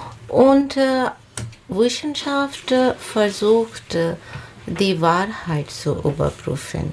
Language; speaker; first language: German; non-native, learner; Bangla